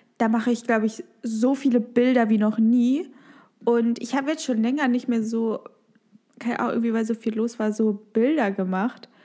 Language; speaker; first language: German; native; German